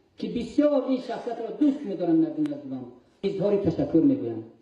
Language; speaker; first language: Tajik; non-native, local second language; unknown